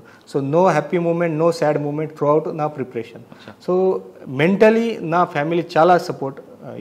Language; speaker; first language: Telugu; non-native, learner; Marathi